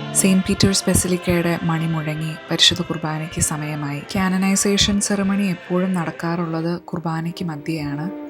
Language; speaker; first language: Malayalam; early bilingual, heritage; Malayalam